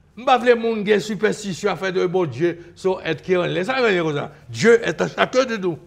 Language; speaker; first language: French; native; French